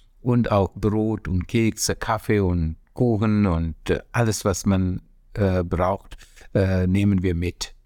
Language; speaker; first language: German; non-native, learner; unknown